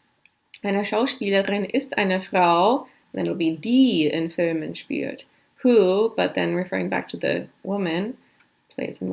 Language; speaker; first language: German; non-native, fluent; English